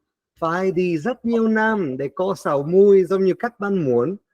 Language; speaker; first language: Vietnamese; non-native, fluent; Spanish